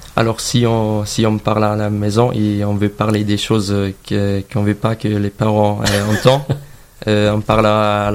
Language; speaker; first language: French; non-native, learner; German